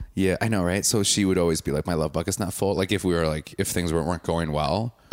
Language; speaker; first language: English; native; English